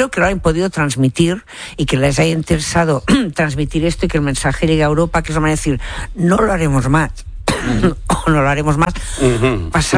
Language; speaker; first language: Spanish; native; Spanish